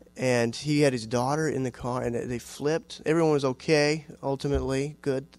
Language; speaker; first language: English; native; English